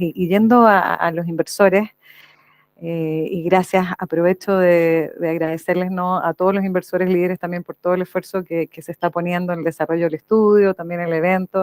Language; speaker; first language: Spanish; native; Spanish